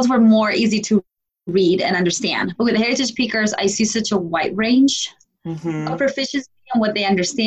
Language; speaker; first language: English; non-native, fluent; Spanish